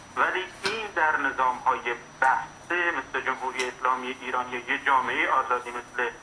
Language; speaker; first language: Persian; non-native, local second language; Central Kurdish